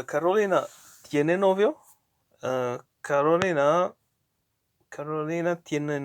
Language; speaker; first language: Spanish; non-native, learner; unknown